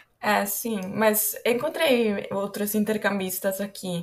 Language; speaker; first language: Portuguese; non-native, fluent; Italian